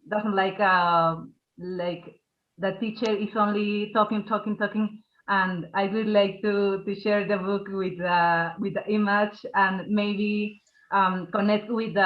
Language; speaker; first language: English; non-native, learner; Spanish